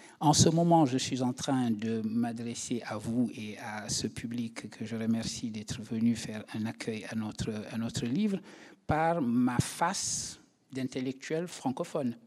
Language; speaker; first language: French; non-native, local second language; Wolof